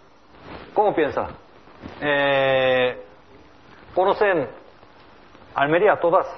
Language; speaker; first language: Spanish; non-native, learner; Korean